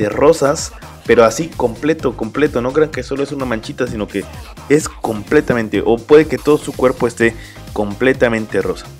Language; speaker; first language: Spanish; native; Spanish